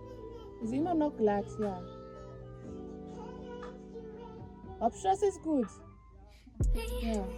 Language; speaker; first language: German; non-native, learner; Swahili